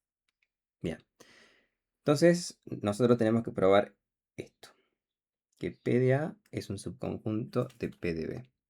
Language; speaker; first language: Spanish; native; Spanish